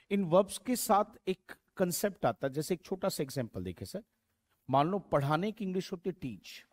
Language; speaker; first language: Hindi; native; Hindi